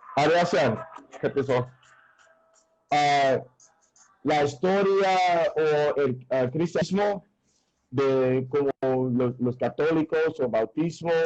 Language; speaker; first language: Spanish; non-native, fluent; English